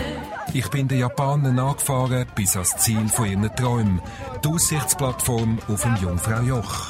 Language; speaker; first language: German; native; German